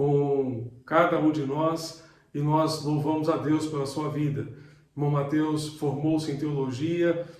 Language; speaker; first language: Portuguese; native; Portuguese